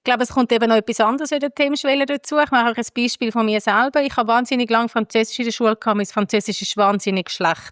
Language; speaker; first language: German; native; German